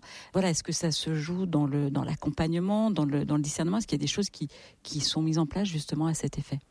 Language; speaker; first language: French; native; French